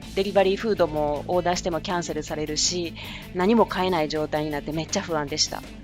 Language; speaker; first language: Japanese; native; Japanese